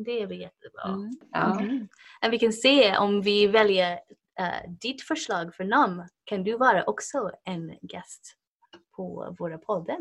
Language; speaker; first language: Swedish; non-native, fluent; English